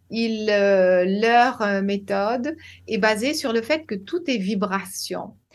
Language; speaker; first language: French; non-native, fluent; English